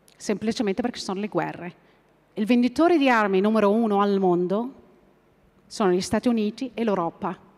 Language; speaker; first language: Italian; non-native, fluent; Arabic